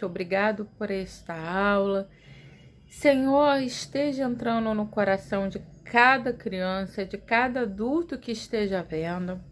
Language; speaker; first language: Portuguese; native; Portuguese